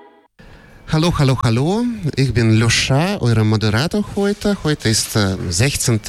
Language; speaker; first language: German; non-native, fluent; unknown